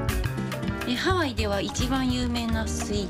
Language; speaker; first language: Japanese; early bilingual, heritage; English